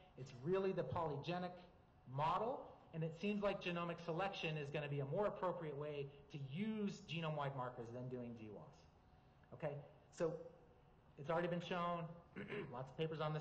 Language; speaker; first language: English; native; English